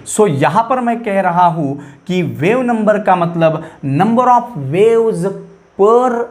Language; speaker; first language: Hindi; non-native, local second language; Marathi